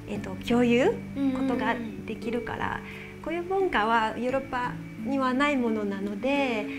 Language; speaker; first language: Japanese; non-native, fluent; French